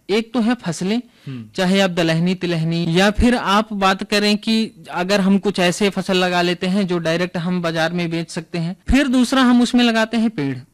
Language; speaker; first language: Hindi; native; Hindi